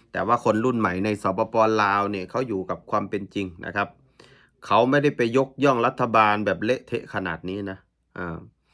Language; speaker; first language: Thai; native; Thai